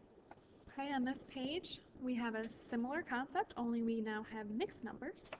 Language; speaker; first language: English; native; English